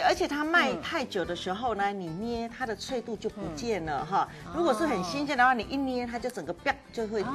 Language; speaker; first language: Chinese; native; Chinese